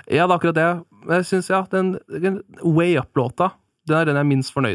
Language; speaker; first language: Norwegian; native; Norwegian